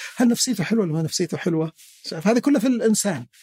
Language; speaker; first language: Arabic; native; Arabic